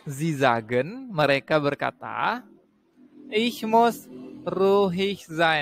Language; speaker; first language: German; non-native, learner; Indonesian